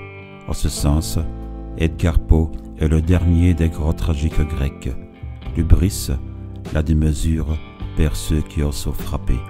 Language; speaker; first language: French; native; French